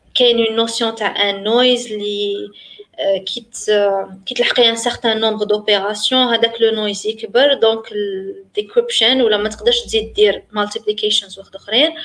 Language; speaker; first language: French; non-native, local second language; Arabic